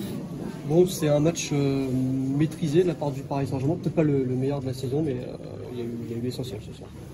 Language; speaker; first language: French; native; French